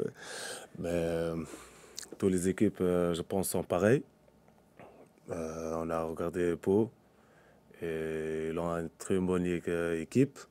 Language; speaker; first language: French; non-native, local second language; Arabic